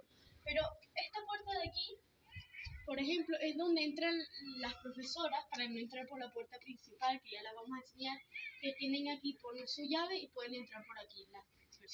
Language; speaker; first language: Spanish; early bilingual, heritage; Spanish